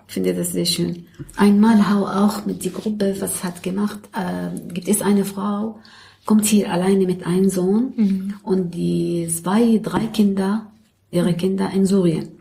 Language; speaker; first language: German; non-native, learner; Arabic